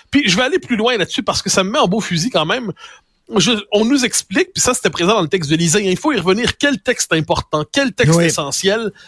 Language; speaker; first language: French; native; French